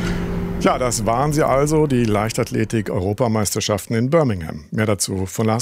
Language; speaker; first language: German; native; German